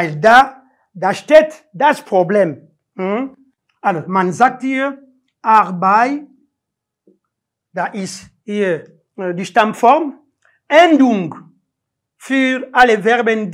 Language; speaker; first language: German; non-native, learner; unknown